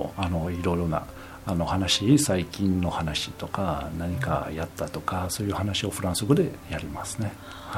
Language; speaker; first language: Japanese; non-native, fluent; French